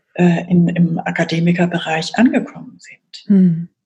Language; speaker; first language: German; native; German